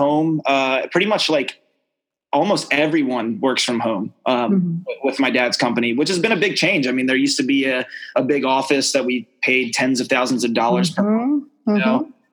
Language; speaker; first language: English; native; English